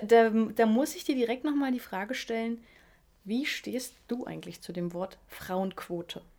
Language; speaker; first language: German; native; German